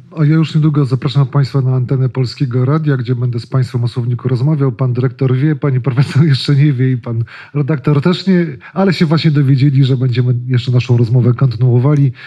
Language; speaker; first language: Polish; native; Polish